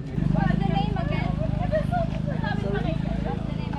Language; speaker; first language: English; non-native, local second language; Filipino